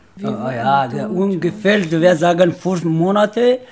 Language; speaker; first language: German; non-native, learner; Persian